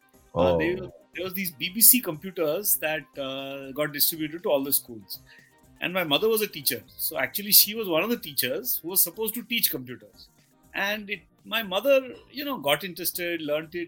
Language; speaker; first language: English; non-native, local second language; Bangla